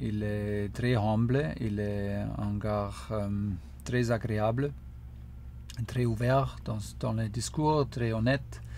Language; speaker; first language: French; non-native, fluent; German